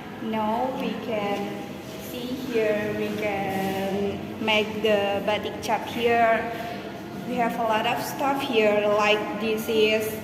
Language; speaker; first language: English; non-native, learner; Indonesian